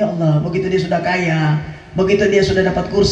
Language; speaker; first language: Indonesian; native; Indonesian